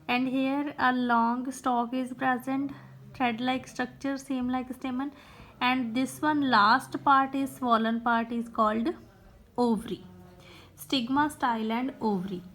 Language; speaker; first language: English; non-native, local second language; Punjabi